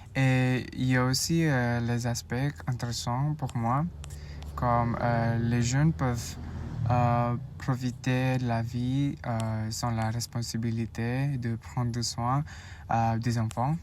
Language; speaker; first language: French; non-native, learner; Indonesian